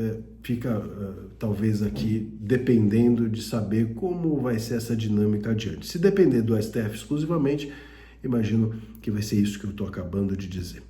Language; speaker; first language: Portuguese; native; Portuguese